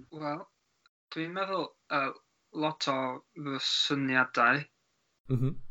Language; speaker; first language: Welsh; non-native, learner; English